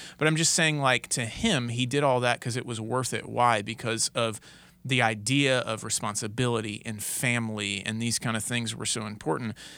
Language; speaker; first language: English; native; English